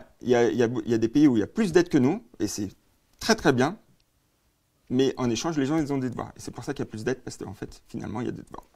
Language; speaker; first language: French; native; French